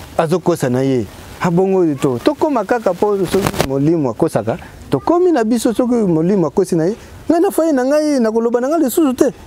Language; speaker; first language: Lingala; non-native, local second language; Kongo